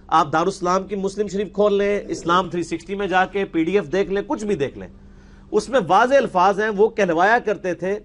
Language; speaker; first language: Urdu; non-native, local second language; Punjabi